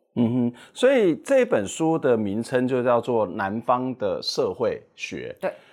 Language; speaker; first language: Chinese; native; Chinese